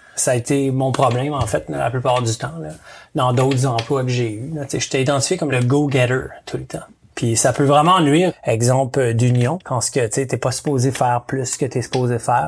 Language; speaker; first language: French; native; French